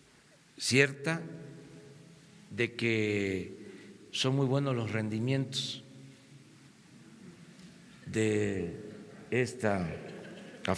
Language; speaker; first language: Spanish; native; Spanish